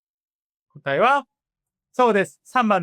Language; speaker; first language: Japanese; non-native, fluent; Korean